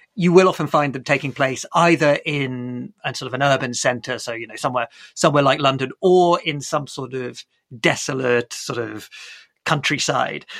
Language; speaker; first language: English; native; English